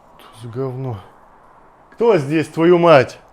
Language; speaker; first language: Russian; native; Russian